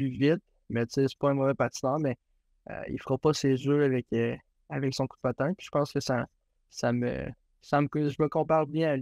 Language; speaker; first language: French; native; French